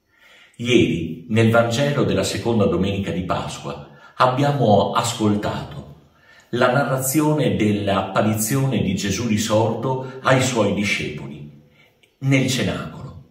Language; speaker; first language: Italian; native; Italian